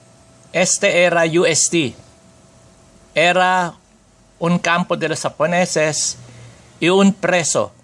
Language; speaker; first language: Spanish; non-native, fluent; Filipino